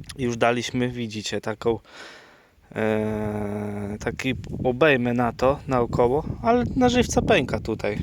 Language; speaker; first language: Polish; native; Polish